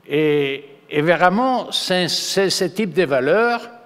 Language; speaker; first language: French; non-native, fluent; Spanish